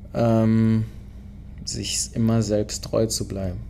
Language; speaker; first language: German; early bilingual, other home language; Lingala